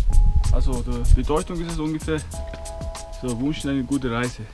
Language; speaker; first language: German; non-native, learner; Mongolian